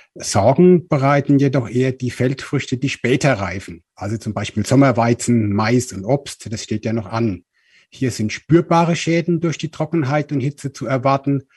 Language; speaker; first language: German; native; German